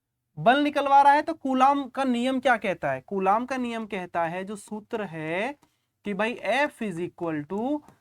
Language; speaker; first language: Hindi; native; Hindi